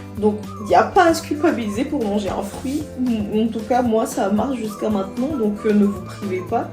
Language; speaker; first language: French; non-native, local second language; Malagasy